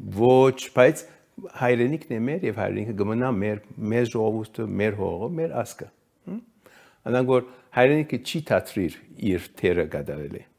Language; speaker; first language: Armenian; early bilingual, heritage; Armenian